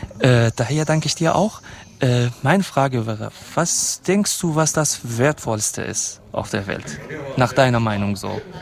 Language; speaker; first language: German; non-native, fluent; Kurdish